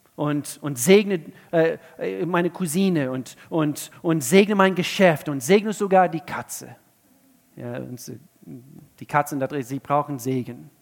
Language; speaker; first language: German; non-native, fluent; English